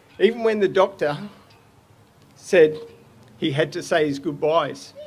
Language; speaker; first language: English; native; English